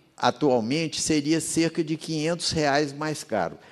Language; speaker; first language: Portuguese; native; Portuguese